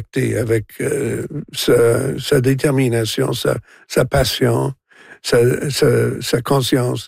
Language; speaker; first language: French; non-native, local second language; English